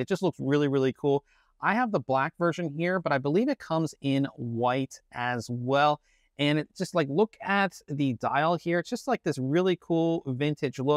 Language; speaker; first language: English; native; English